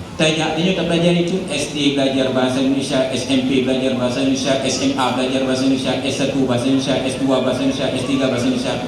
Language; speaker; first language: Malay; non-native, local second language; Achinese